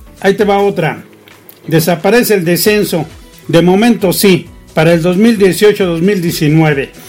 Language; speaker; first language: Spanish; native; Spanish